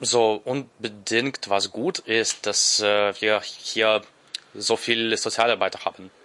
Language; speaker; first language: German; non-native, learner; Ukrainian